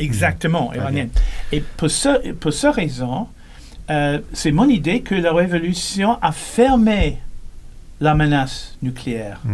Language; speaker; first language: French; non-native, learner; English